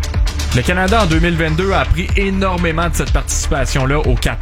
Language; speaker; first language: French; native; French